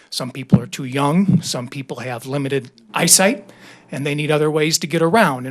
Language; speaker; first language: English; native; English